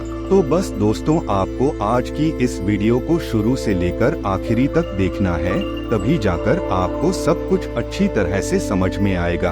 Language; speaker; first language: Hindi; native; Hindi